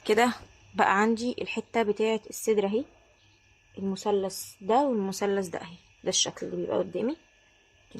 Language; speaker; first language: Arabic; native; Arabic